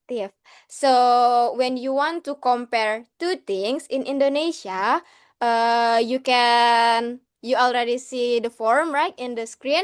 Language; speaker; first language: English; non-native, learner; Indonesian